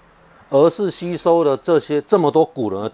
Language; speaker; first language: Chinese; non-native, local second language; Min Nan Chinese